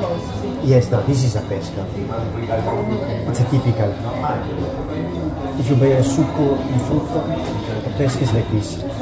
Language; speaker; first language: English; non-native, learner; Italian